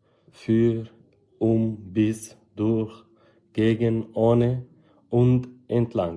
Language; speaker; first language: German; non-native, fluent; Arabic